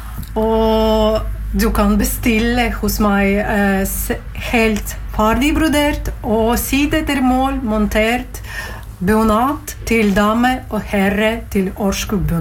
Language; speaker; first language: Norwegian; non-native, learner; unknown